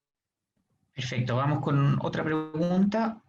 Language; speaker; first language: Spanish; native; Spanish